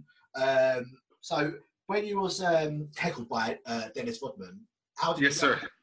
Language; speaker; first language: English; native; English